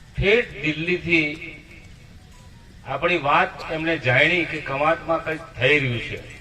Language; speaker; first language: Gujarati; non-native, local second language; Rathawi